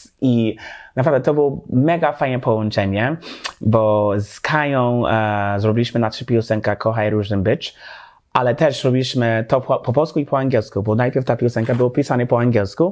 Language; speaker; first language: Polish; non-native, learner; English